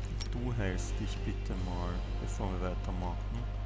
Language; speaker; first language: German; native; German